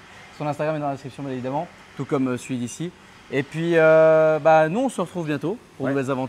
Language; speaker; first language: French; native; French